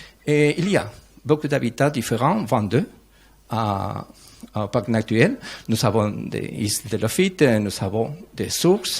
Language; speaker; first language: French; non-native, learner; Spanish